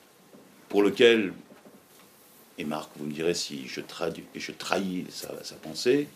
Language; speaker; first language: French; native; French